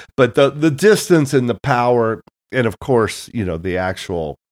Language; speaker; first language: English; native; English